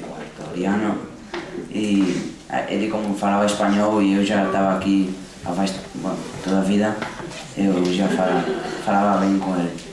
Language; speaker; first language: Portuguese; early bilingual, heritage; Portuguese